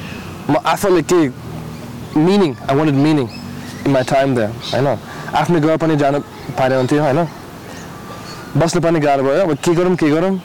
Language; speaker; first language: Nepali; non-native, learner; English